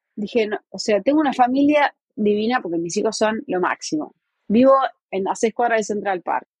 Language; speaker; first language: Spanish; native; Spanish